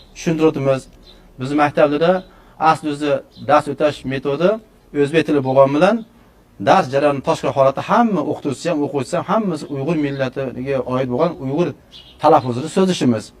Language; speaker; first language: Uzbek; non-native, local second language; Uyghur